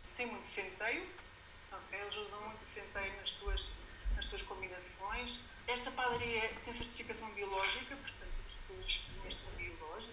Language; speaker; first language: Portuguese; native; Portuguese